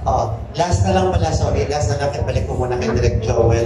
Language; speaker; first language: Filipino; native; Filipino